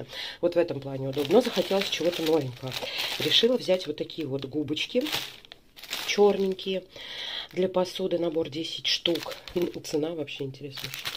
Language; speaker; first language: Russian; native; Russian